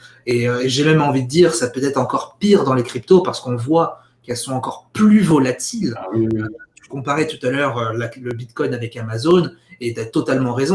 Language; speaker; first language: French; native; French